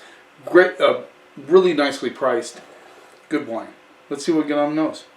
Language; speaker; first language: English; native; English